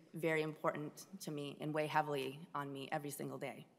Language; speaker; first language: English; native; English